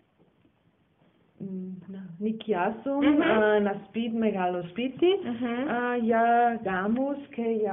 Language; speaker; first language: Greek; non-native, learner; German